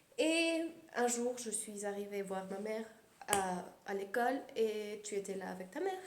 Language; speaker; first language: French; early bilingual, heritage; Spanish